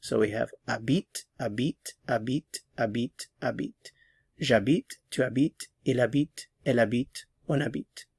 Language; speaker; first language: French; non-native, fluent; English